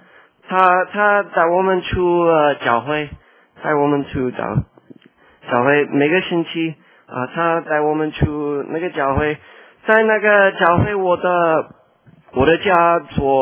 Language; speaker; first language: Chinese; non-native, learner; English